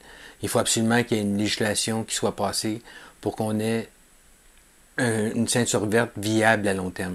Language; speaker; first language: French; native; French